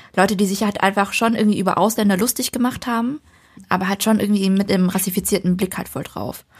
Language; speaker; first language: German; early bilingual, other home language; Vietnamese